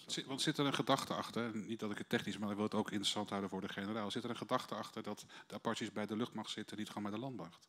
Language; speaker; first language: Dutch; native; Dutch